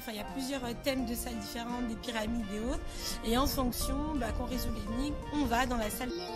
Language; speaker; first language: French; native; French